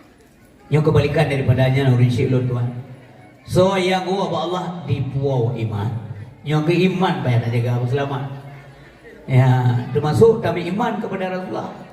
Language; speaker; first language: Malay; non-native, local second language; Achinese